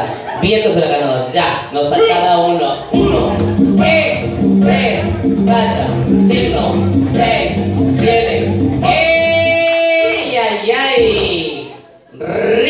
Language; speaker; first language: Spanish; native; Spanish